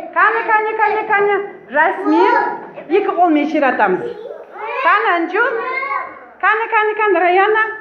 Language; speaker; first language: Kazakh; native; Kazakh